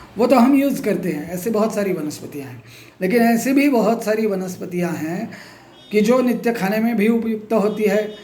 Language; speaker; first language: Hindi; non-native, local second language; Marathi